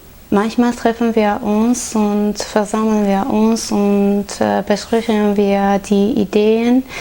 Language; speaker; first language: German; non-native, learner; Armenian